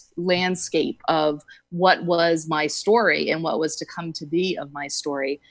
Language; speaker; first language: English; native; English